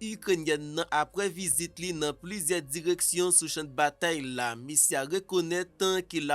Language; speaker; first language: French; non-native, local second language; Haitian Creole